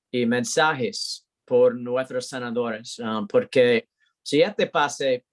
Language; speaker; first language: Spanish; non-native, learner; English